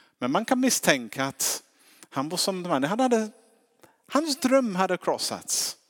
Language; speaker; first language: Swedish; non-native, fluent; English